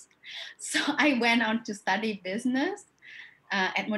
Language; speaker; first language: English; non-native, fluent; Vietnamese